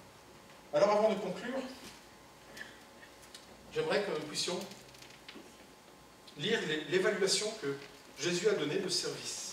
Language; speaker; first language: French; native; French